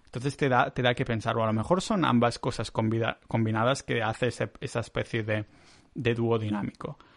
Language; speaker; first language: Spanish; native; Spanish